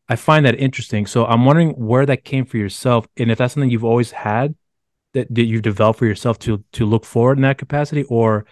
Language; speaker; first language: English; early bilingual, other home language; Spanish